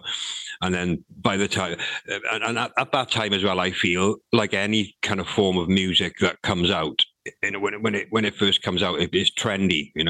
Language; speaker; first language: English; native; English